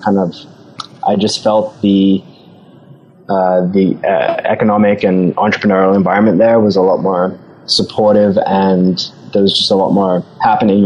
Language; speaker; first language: English; native; English